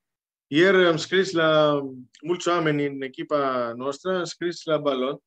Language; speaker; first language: Romanian; non-native, learner; Greek